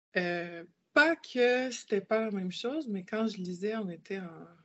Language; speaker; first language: French; native; French